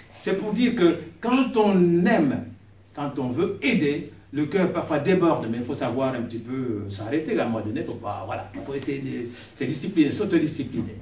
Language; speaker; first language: French; non-native, local second language; Kongo